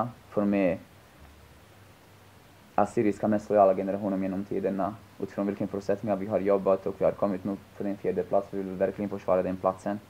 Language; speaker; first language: Swedish; non-native, fluent; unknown